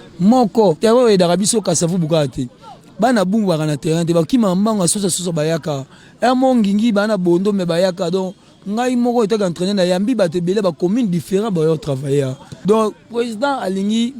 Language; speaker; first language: Lingala; native; Lingala